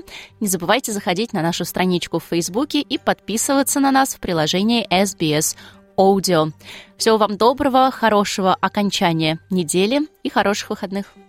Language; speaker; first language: Russian; native; Russian